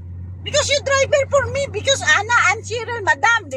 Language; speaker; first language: English; non-native, learner; Filipino